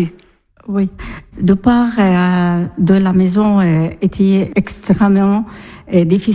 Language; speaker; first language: French; non-native, learner; Arabic